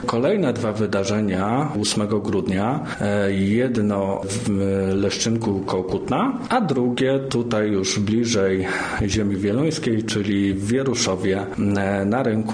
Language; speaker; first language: Polish; native; Polish